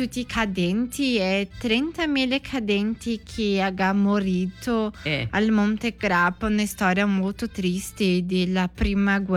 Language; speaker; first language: Italian; non-native, learner; Portuguese